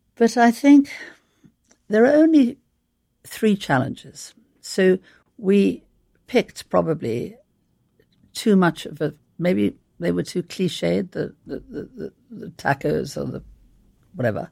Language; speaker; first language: English; native; English